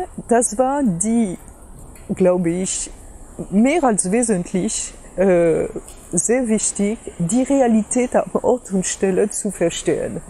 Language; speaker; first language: German; non-native, fluent; French